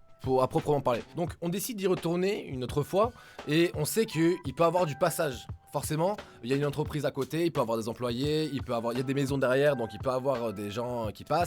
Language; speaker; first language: French; native; French